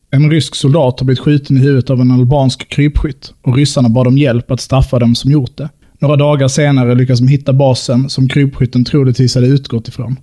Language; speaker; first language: Swedish; native; Swedish